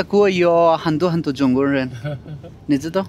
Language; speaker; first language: Chinese; non-native, learner; Bangla